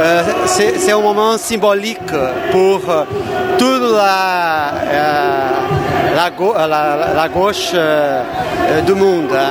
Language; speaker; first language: French; non-native, fluent; Portuguese